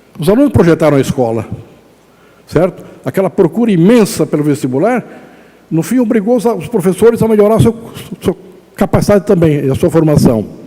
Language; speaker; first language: Portuguese; native; Portuguese